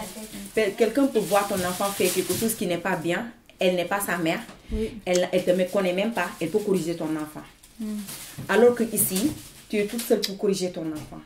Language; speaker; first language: French; non-native, fluent; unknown